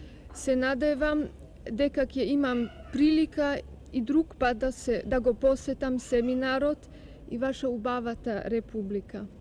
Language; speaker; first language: Macedonian; non-native, learner; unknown